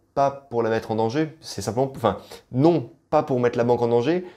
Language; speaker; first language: French; native; French